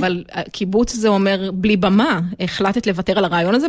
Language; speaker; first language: Hebrew; native; Hebrew